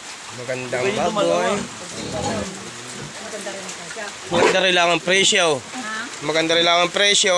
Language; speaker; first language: Filipino; native; Filipino